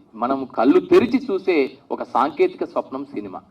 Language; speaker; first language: Telugu; native; Telugu